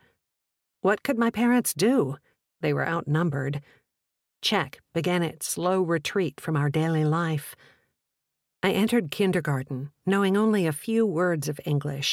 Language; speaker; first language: English; early bilingual, other home language; Czech